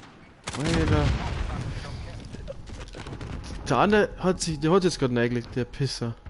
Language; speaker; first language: German; native; German